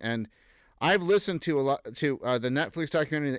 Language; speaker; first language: English; native; English